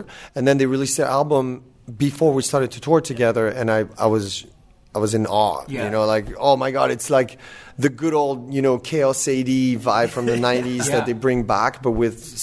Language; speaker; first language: English; non-native, fluent; French